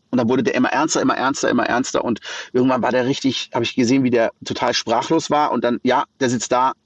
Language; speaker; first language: German; native; German